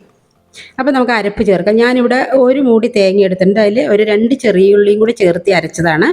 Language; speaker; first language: Malayalam; native; Malayalam